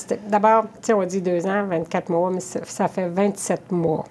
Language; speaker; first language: French; native; French